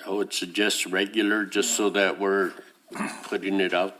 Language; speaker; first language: English; native; English